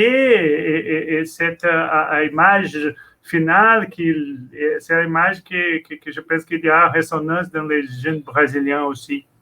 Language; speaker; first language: French; non-native, learner; Portuguese